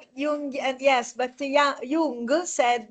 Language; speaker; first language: English; non-native, fluent; Italian